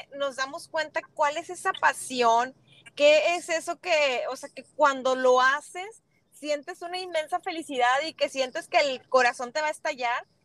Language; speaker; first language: Spanish; native; Spanish